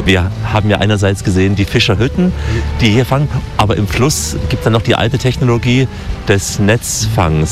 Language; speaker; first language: German; native; German